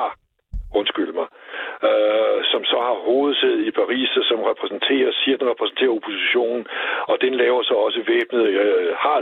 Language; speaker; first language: Danish; native; Danish